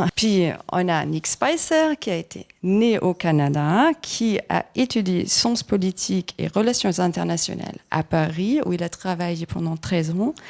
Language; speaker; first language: French; non-native, fluent; German